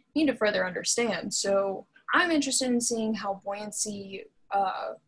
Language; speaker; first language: English; native; English